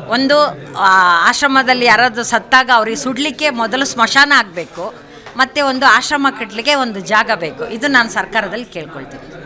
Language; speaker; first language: Kannada; non-native, local second language; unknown